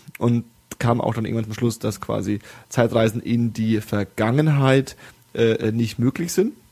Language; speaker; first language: German; native; German